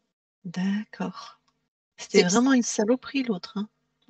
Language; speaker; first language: French; native; French